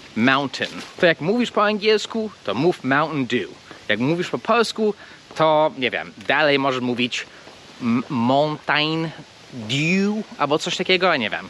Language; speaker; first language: Polish; non-native, fluent; English